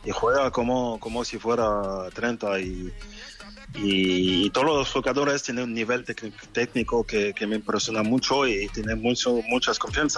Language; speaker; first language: Spanish; non-native, fluent; French